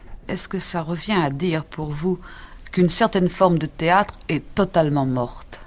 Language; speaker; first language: French; native; French